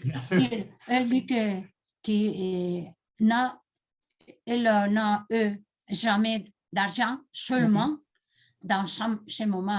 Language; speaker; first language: French; non-native, learner; Spanish